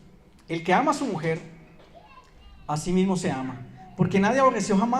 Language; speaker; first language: Spanish; native; Spanish